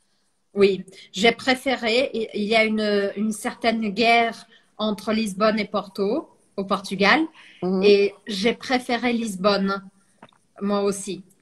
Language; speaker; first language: French; non-native, fluent; Portuguese